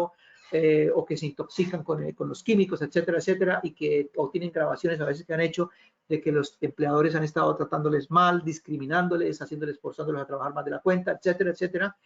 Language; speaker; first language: Spanish; native; Spanish